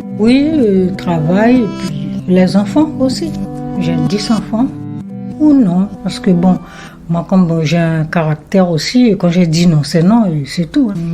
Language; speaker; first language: French; non-native, local second language; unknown